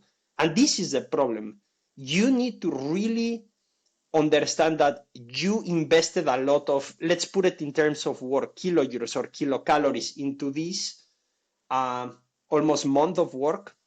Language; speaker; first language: English; non-native, fluent; Spanish